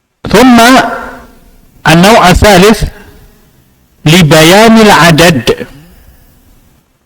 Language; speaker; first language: Arabic; non-native, fluent; Indonesian